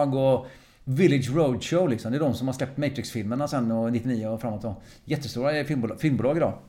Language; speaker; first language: Swedish; early bilingual, other home language; English